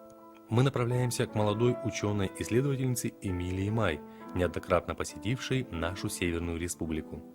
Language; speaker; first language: Russian; native; Russian